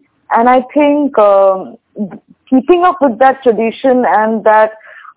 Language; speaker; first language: English; non-native, local second language; Bangla